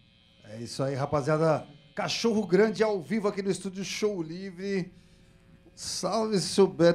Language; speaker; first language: Portuguese; native; Portuguese